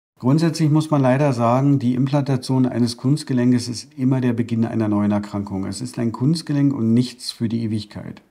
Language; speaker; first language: German; native; German